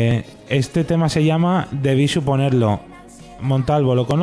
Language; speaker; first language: Spanish; native; Spanish